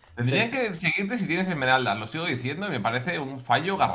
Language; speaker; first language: Spanish; native; Spanish